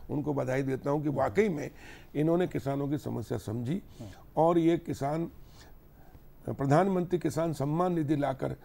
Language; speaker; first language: Hindi; native; Hindi